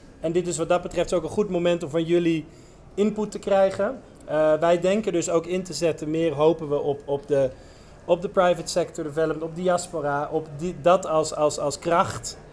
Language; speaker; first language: Dutch; native; Dutch